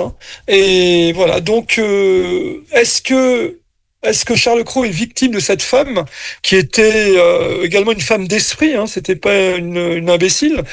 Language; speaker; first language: French; native; French